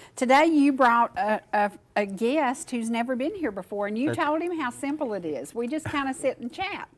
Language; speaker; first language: English; native; English